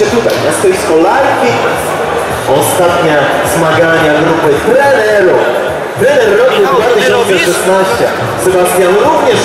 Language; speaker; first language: Polish; native; Polish